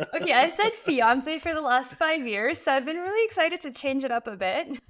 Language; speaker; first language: English; early bilingual, other home language; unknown